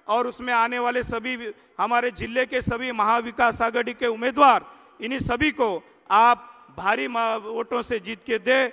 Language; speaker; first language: Hindi; non-native, local second language; Marathi